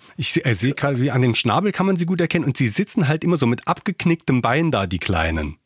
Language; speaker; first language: German; native; German